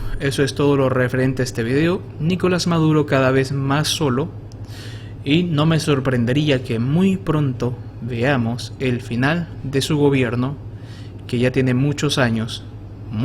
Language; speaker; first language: Spanish; native; Spanish